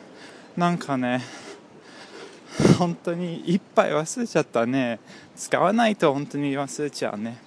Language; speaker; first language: Japanese; non-native, learner; English